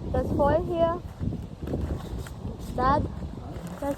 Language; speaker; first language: German; non-native, learner; Filipino